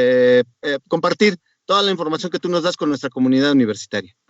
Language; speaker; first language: Spanish; native; Spanish